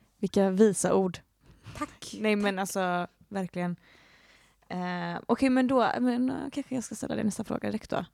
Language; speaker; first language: Swedish; native; Swedish